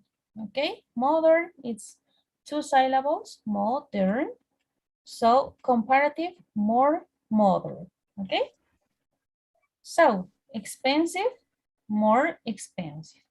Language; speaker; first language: English; non-native, fluent; Spanish